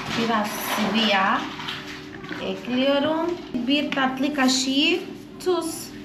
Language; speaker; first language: Turkish; non-native, fluent; Portuguese